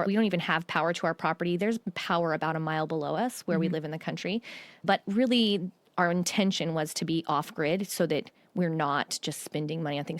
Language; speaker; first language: English; native; English